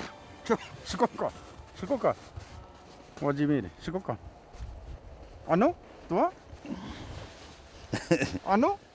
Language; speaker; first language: Russian; non-native, learner; Korean